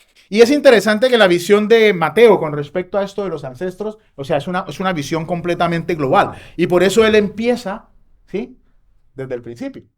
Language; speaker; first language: Spanish; native; Spanish